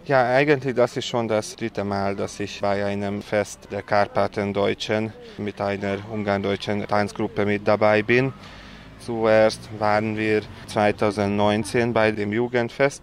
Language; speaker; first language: German; non-native, local second language; Hungarian